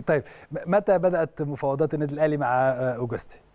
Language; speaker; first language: Arabic; native; Arabic